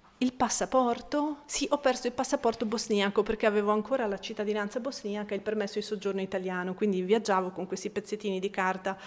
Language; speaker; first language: Italian; non-native, fluent; Bosnian